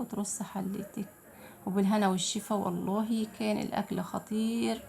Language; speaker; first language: Arabic; native; Arabic